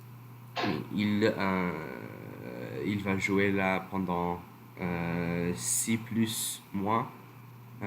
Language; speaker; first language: French; non-native, learner; English